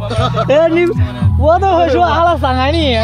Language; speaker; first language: Chinese; non-native, fluent; Bangla